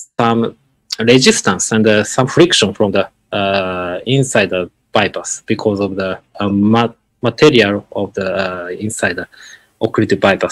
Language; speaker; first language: English; non-native, learner; Japanese